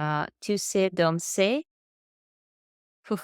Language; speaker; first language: French; non-native, learner; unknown